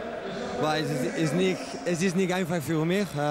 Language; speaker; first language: German; non-native, learner; Spanish